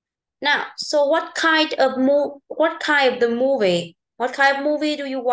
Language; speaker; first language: English; non-native, fluent; Vietnamese